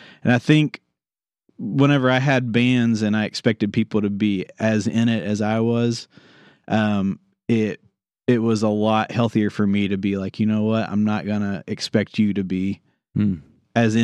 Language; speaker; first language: English; native; English